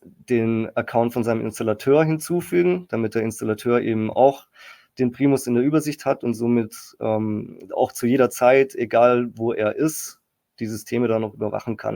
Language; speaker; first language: German; native; German